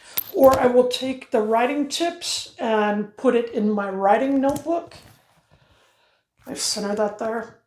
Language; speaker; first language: English; native; English